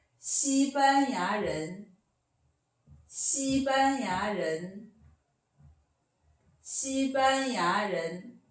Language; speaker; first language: Korean; non-native, learner; Chinese